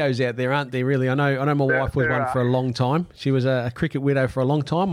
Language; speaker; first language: English; non-native, local second language; Italian